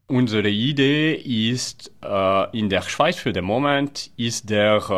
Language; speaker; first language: German; non-native, local second language; French